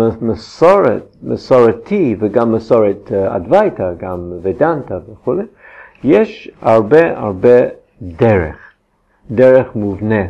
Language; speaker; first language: Hebrew; non-native, fluent; English